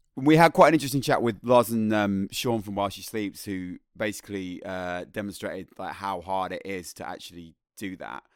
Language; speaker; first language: English; native; English